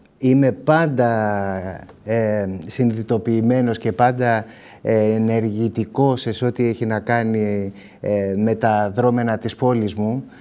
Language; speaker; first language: Greek; native; Greek